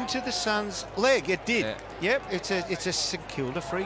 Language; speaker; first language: English; native; English